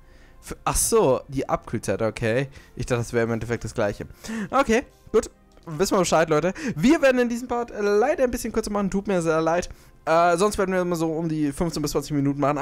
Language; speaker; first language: German; native; German